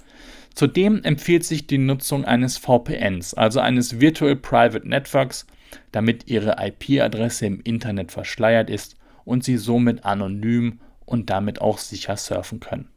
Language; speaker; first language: German; native; German